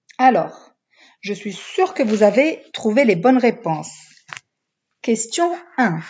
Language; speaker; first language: French; non-native, local second language; Arabic